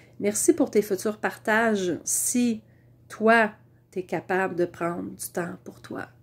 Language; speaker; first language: French; native; French